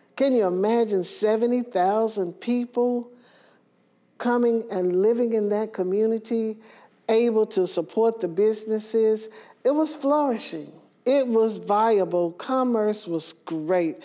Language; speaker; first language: English; native; English